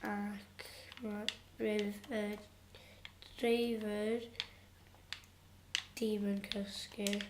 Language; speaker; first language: Welsh; non-native, local second language; English